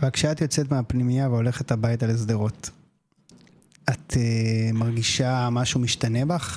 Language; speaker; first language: Hebrew; native; Hebrew